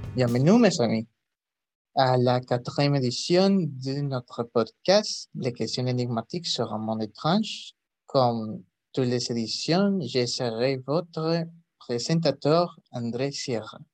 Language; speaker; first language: French; non-native, learner; Spanish